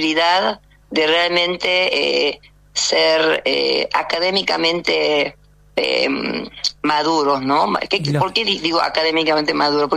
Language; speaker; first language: Spanish; early bilingual, other home language; Korean